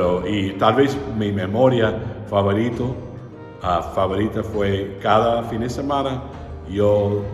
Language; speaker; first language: Spanish; non-native, fluent; English